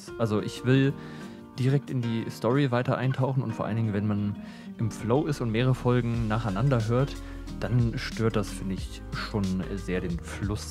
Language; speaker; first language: German; native; German